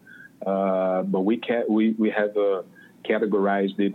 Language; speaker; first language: English; non-native, fluent; Portuguese